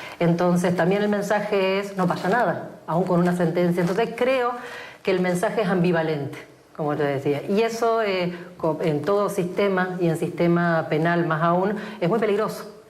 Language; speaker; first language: Spanish; native; Spanish